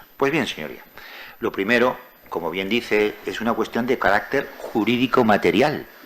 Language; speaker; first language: Spanish; native; Spanish